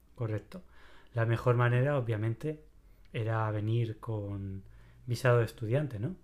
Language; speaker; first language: Spanish; native; Spanish